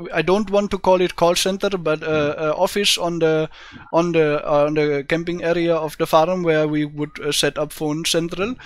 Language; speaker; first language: English; non-native, fluent; German